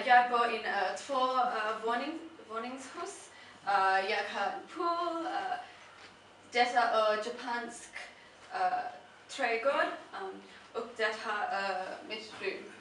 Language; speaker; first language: Swedish; non-native, learner; English